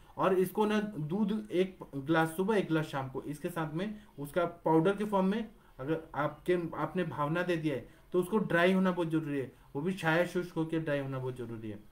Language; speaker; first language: Hindi; non-native, local second language; Marathi